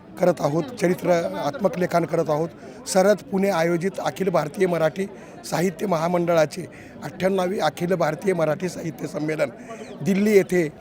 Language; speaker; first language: Marathi; native; Marathi